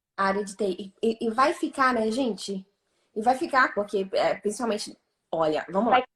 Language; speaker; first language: Portuguese; native; Portuguese